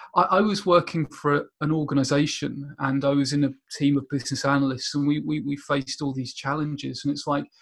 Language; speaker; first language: English; native; English